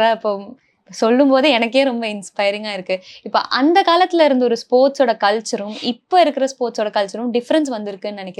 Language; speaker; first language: Tamil; native; Tamil